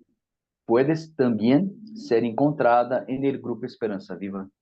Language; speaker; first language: Spanish; non-native, fluent; Portuguese